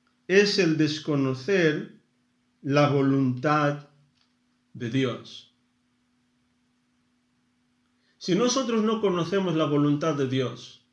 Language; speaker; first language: Spanish; non-native, fluent; Portuguese